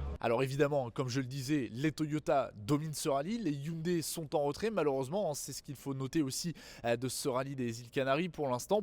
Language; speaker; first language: French; native; French